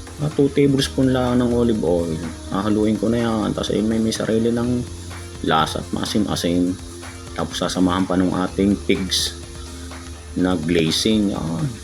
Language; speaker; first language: Filipino; native; Filipino